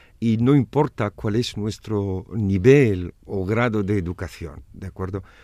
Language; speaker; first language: Spanish; non-native, fluent; Arabic